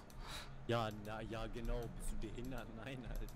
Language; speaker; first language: German; native; German